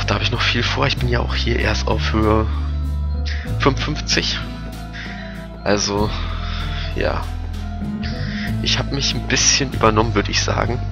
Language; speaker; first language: German; native; German